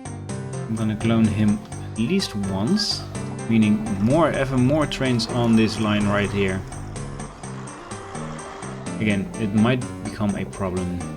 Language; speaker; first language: English; non-native, fluent; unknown